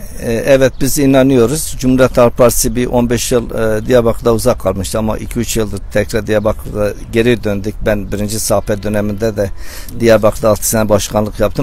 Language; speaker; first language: Turkish; non-native, local second language; Kurdish